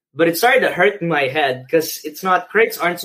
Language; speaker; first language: English; non-native, local second language; Filipino